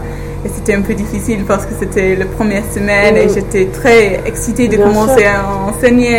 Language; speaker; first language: French; non-native, learner; English